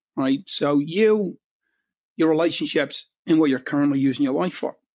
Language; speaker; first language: English; native; English